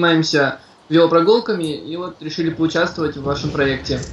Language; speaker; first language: Russian; native; Russian